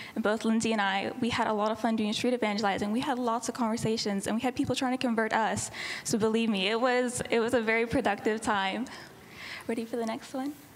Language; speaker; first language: English; native; English